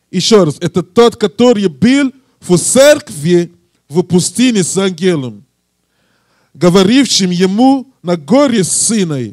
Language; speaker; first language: Russian; non-native, learner; English